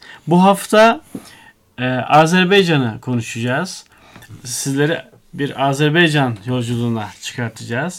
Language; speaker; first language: Turkish; native; Turkish